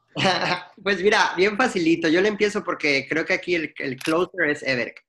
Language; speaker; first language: Spanish; native; Spanish